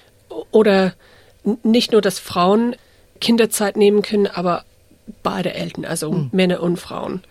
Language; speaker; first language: German; non-native, fluent; English